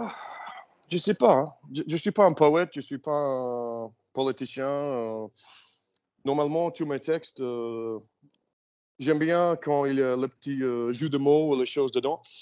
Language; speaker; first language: French; non-native, learner; English